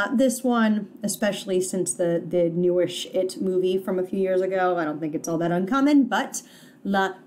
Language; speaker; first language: English; native; English